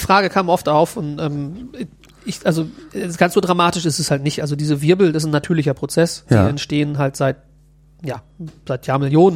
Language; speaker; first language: German; native; German